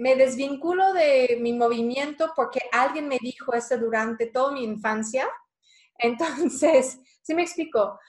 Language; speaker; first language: Spanish; non-native, fluent; English